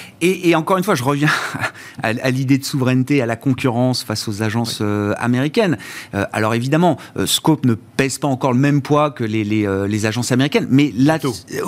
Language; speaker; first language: French; native; French